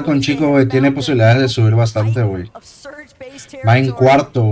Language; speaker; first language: Spanish; native; Spanish